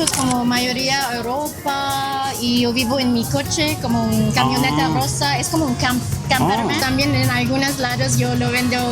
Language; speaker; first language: Spanish; non-native, learner; Chinese